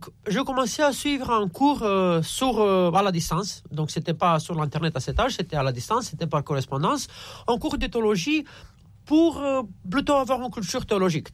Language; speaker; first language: French; non-native, fluent; Romanian